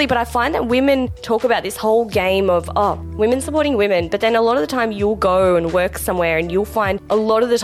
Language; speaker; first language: English; non-native, local second language; Memoni